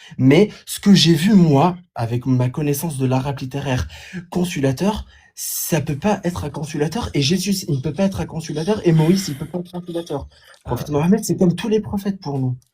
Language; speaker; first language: French; non-native, fluent; Arabic